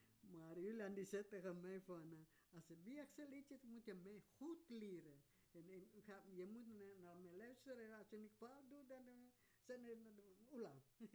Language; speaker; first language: Dutch; non-native, learner; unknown